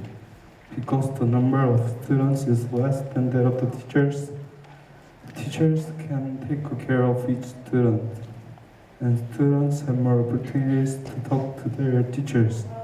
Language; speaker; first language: English; non-native, fluent; Korean